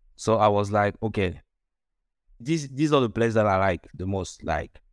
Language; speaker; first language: English; non-native, local second language; French